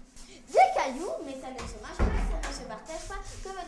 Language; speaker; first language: French; native; French